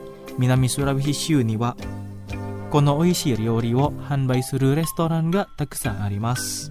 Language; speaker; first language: Japanese; non-native, fluent; Indonesian